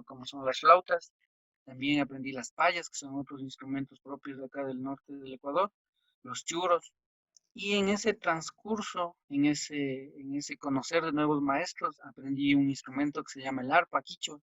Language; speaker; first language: Spanish; non-native, local second language; Quechua